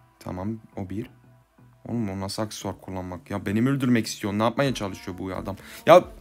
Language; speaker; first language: Turkish; early bilingual, heritage; Turkish